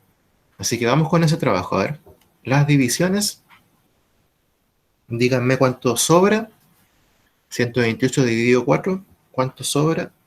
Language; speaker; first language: Spanish; native; Spanish